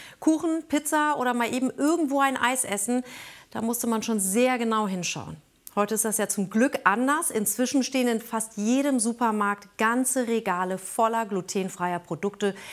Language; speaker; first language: German; native; German